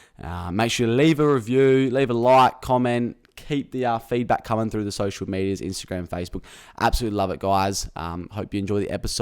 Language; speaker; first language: English; native; English